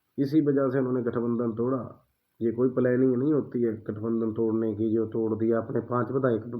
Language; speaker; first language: Hindi; non-native, local second language; Punjabi